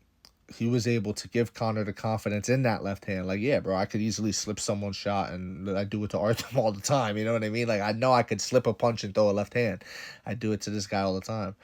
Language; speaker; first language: English; native; English